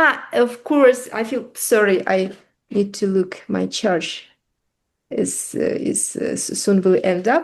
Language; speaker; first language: English; non-native, fluent; Russian